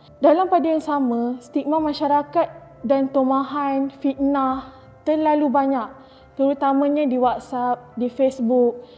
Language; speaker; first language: Malay; native; Malay